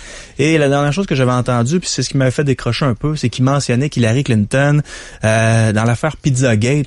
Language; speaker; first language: French; native; French